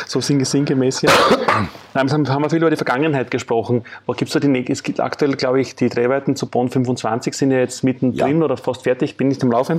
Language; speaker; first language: German; native; German